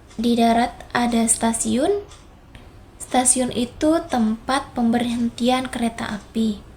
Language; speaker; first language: Indonesian; native; Indonesian